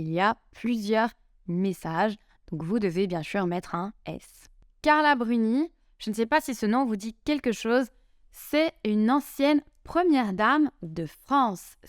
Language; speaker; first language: French; native; French